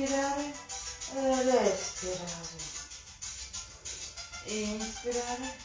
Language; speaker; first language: Italian; non-native, learner; Russian